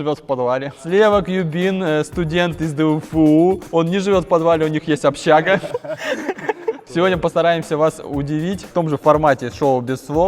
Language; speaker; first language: Russian; native; Russian